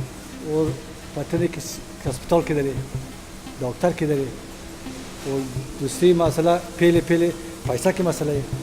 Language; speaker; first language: Hindi; non-native, learner; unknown